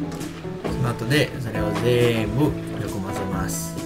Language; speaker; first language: Japanese; non-native, learner; Sinhala